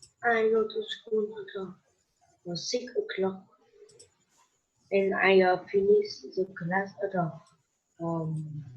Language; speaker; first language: English; non-native, learner; Vietnamese